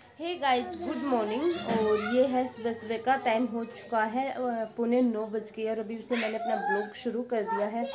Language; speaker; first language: Hindi; native; Hindi